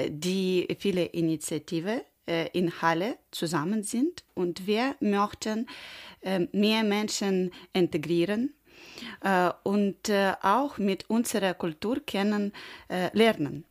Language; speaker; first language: German; non-native, learner; Ukrainian